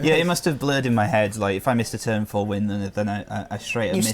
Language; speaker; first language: English; native; English